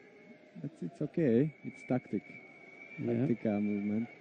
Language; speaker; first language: English; non-native, learner; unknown